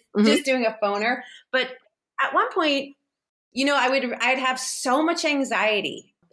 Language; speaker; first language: English; native; English